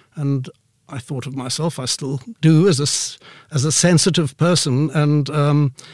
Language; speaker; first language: English; native; English